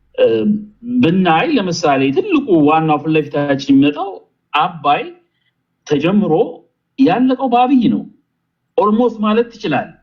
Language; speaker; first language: Amharic; native; Amharic